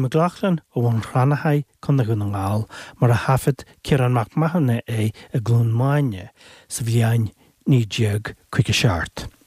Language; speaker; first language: Irish; native; Irish